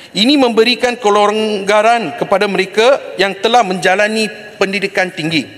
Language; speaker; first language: Malay; non-native, local second language; Tamil